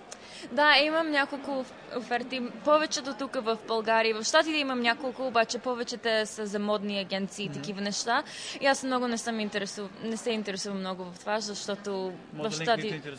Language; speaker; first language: Bulgarian; early bilingual, heritage; Bulgarian